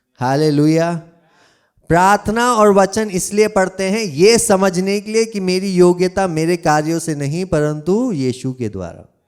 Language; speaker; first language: Hindi; non-native, local second language; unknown